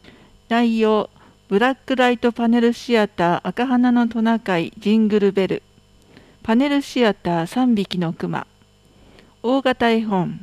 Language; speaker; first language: Japanese; native; Japanese